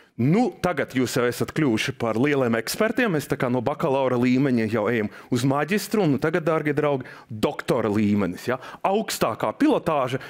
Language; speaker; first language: Latvian; non-native, local second language; Russian